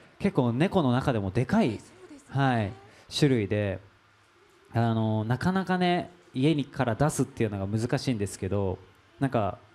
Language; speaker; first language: Japanese; native; Japanese